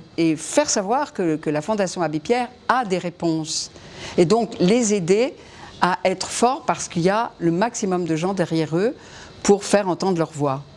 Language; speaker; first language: French; native; French